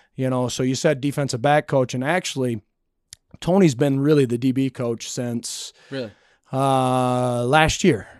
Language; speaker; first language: English; native; English